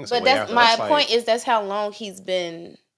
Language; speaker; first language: English; native; English